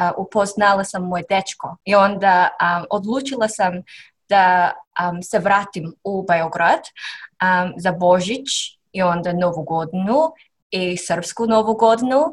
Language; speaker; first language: Serbian; non-native, learner; English